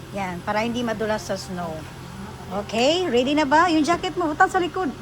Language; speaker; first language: Filipino; non-native, local second language; Cebuano